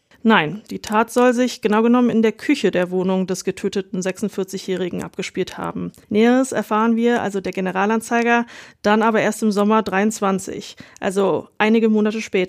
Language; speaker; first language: German; native; German